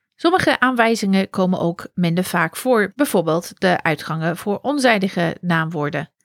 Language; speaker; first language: Dutch; non-native, fluent; English